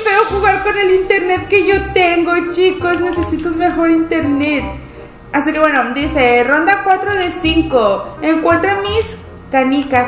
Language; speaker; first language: Spanish; native; Spanish